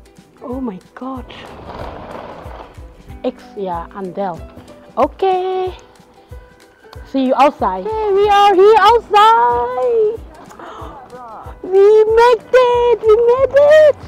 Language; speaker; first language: English; non-native, learner; Thai